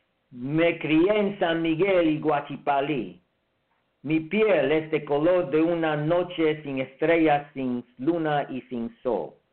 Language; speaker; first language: Spanish; early bilingual, heritage; Spanish